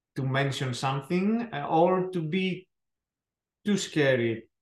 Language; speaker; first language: English; non-native, fluent; Greek